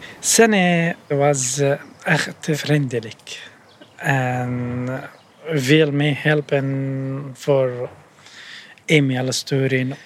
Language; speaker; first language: Dutch; non-native, learner; Arabic